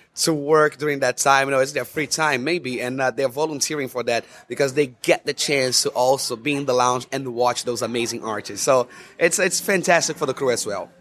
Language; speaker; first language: English; non-native, fluent; Portuguese